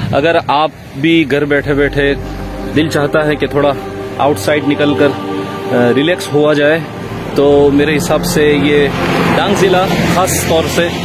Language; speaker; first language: Hindi; non-native, local second language; Gujarati